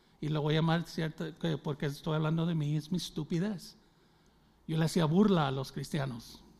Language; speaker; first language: Spanish; early bilingual, heritage; Spanish